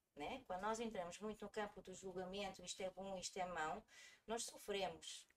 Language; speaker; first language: Portuguese; early bilingual, heritage; German